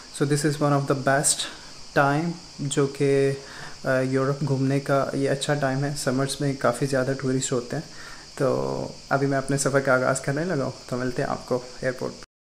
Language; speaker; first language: Urdu; non-native, local second language; Punjabi